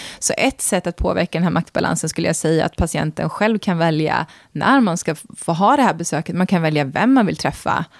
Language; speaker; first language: Swedish; native; Swedish